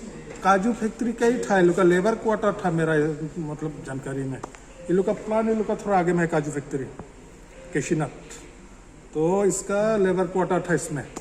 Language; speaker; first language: Hindi; non-native, local second language; Khasi